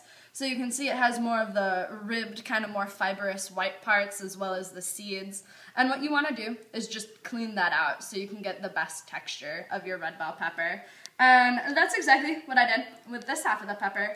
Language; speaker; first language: English; native; English